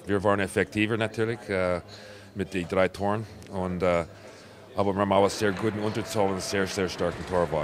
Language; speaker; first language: German; non-native, fluent; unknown